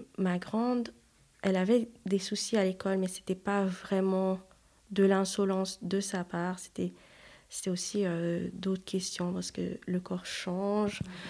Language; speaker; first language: French; non-native, local second language; Haitian Creole